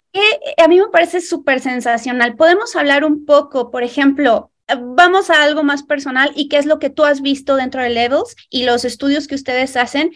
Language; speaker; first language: Spanish; native; Spanish